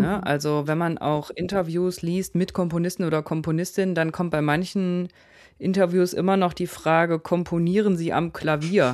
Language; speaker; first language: German; native; German